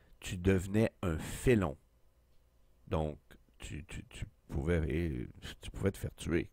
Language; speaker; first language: French; native; French